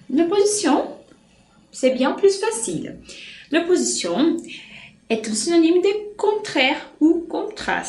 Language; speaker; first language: French; non-native, fluent; Portuguese